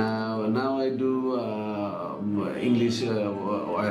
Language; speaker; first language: English; non-native, learner; Bangla